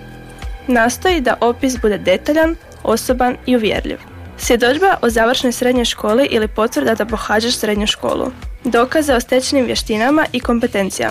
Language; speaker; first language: Serbian; native; Serbian